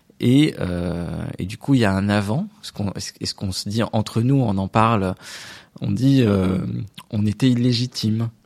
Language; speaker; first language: French; non-native, local second language; Arabic